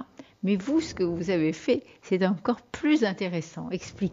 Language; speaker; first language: French; native; French